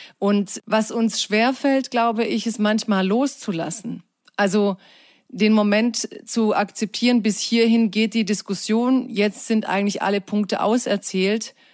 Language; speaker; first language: German; early bilingual, other home language; Croatian